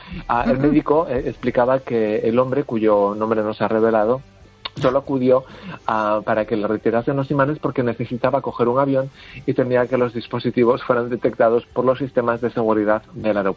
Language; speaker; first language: Spanish; native; Spanish